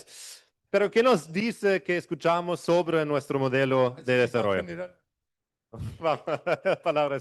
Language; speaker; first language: Spanish; non-native, fluent; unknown